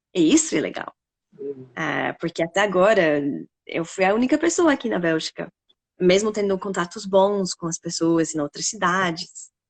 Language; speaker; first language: Portuguese; non-native, fluent; English